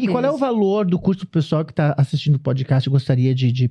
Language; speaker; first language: Portuguese; native; Portuguese